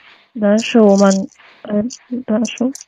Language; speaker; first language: Chinese; non-native, learner; Arabic